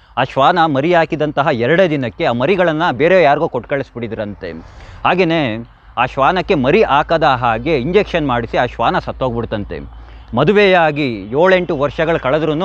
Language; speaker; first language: Kannada; native; Kannada